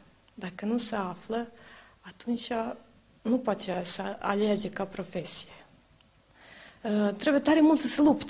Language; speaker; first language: Romanian; non-native, local second language; Serbian